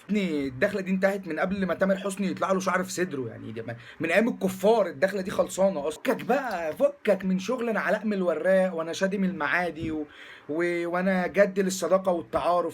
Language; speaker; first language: Arabic; native; Arabic